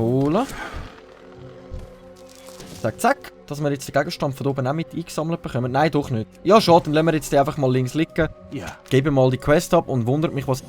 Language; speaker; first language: German; native; German